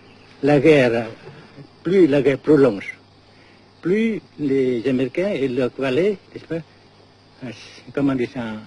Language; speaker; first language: French; non-native, local second language; Vietnamese